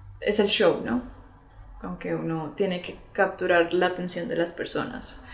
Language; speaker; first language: Spanish; early bilingual, other home language; English